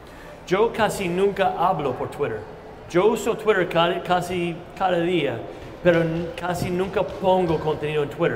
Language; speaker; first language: Spanish; non-native, fluent; English